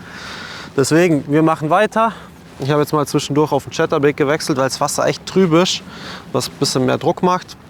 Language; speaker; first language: German; native; German